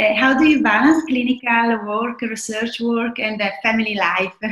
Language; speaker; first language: English; non-native, fluent; Italian